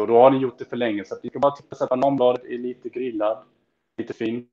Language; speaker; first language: Swedish; early bilingual, heritage; Swedish